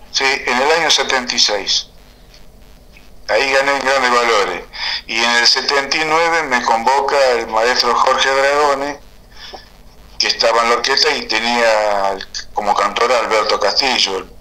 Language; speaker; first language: Spanish; native; Spanish